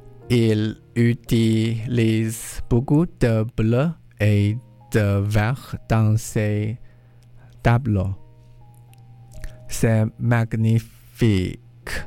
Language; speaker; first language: French; non-native, learner; English